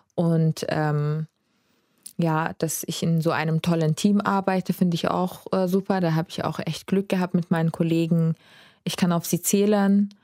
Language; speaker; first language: German; non-native, fluent; Azerbaijani